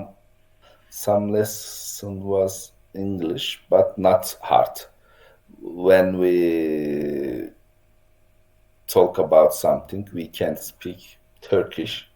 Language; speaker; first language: English; non-native, learner; Turkish